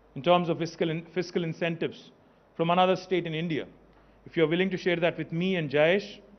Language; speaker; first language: English; non-native, local second language; Telugu